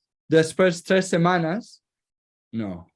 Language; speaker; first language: Spanish; non-native, learner; Kurdish